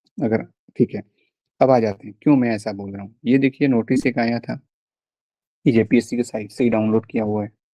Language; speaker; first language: Hindi; non-native, local second language; Bangla